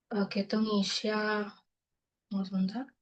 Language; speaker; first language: Chinese; non-native, fluent; Indonesian